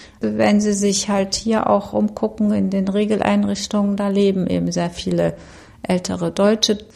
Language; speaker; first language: German; early bilingual, other home language; Turkish